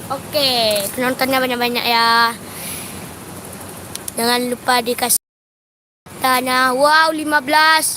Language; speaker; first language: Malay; non-native, local second language; Minangkabau